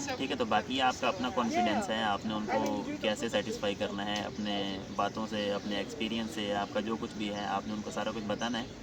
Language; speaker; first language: Urdu; non-native, local second language; Punjabi